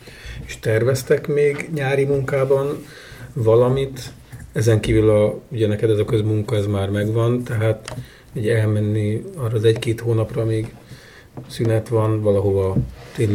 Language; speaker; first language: Hungarian; native; Hungarian